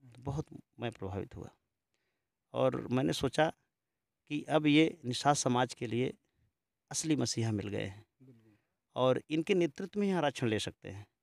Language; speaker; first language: Hindi; native; Hindi